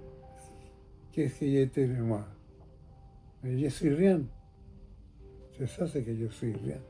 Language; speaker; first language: French; non-native, fluent; Spanish